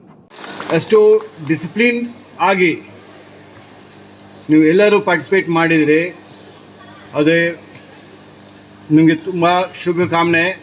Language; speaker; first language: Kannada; non-native, fluent; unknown